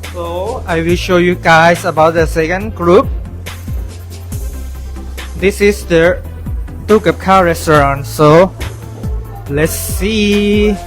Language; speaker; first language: English; non-native, learner; Thai